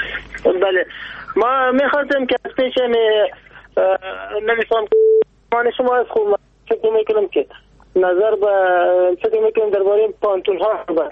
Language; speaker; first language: Persian; non-native, local second language; Pashto